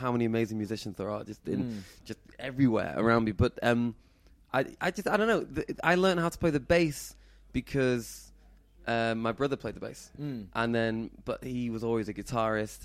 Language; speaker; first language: English; native; English